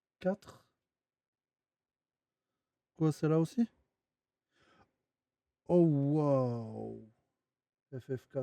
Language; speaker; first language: French; native; French